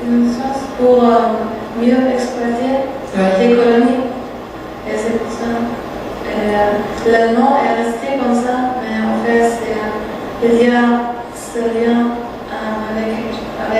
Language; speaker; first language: French; non-native, fluent; German